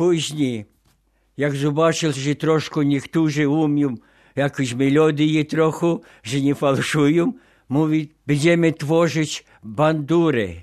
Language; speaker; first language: Polish; non-native, local second language; Ukrainian